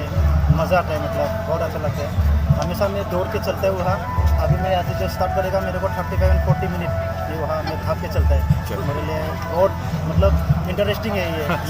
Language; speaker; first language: Hindi; non-native, local second language; Bodo